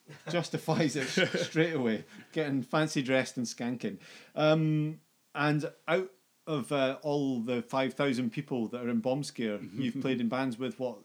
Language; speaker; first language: English; native; English